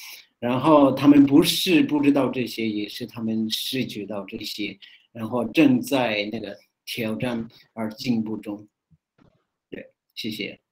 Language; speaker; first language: Chinese; non-native, fluent; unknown